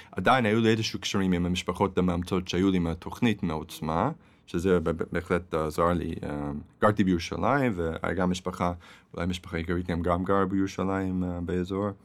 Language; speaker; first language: Hebrew; non-native, fluent; English